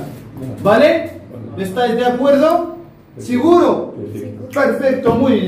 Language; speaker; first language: Spanish; non-native, fluent; Arabic